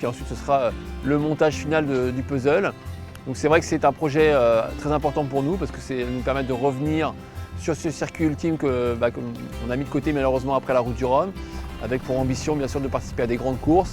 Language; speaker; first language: French; native; French